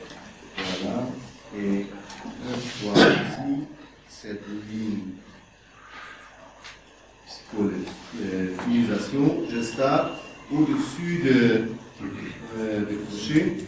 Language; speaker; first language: French; non-native, learner; German